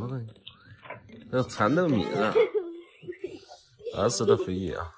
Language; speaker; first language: Chinese; native; Chinese